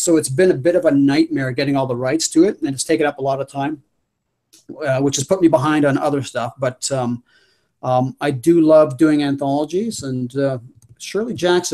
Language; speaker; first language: English; native; English